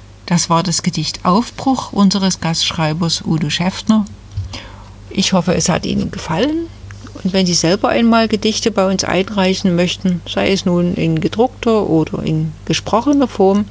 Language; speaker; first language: German; native; German